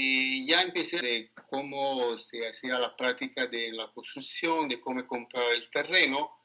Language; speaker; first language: Spanish; non-native, learner; Italian